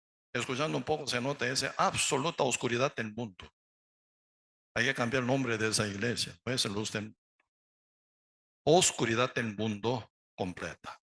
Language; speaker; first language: Spanish; non-native, learner; Korean